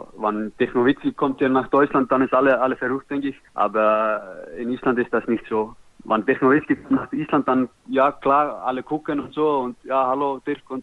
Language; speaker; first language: German; non-native, learner; Icelandic